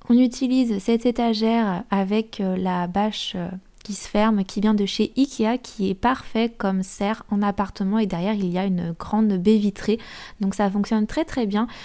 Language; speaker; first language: French; native; French